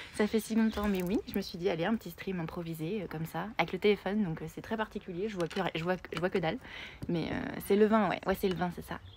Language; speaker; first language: French; native; French